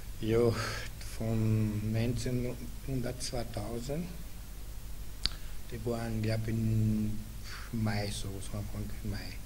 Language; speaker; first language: German; non-native, learner; Serbian